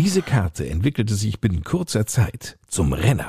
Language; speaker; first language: German; native; German